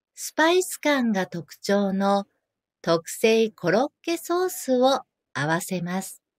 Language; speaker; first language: Japanese; native; Japanese